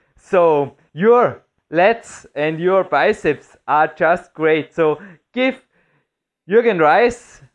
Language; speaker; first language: English; non-native, fluent; German